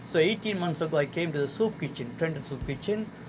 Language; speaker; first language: English; non-native, local second language; Tamil